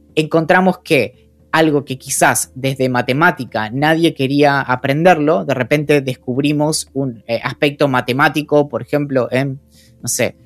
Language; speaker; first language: Spanish; native; Spanish